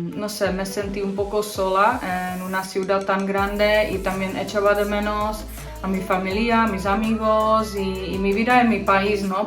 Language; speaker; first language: Spanish; non-native, fluent; Czech